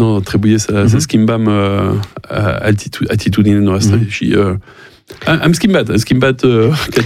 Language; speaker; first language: Romanian; non-native, learner; French